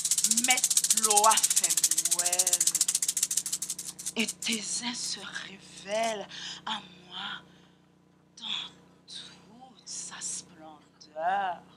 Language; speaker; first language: French; non-native, local second language; Haitian Creole